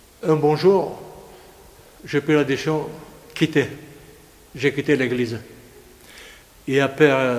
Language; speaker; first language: French; non-native, fluent; Greek